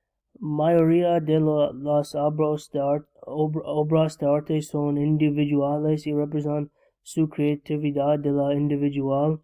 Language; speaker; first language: Spanish; non-native, learner; English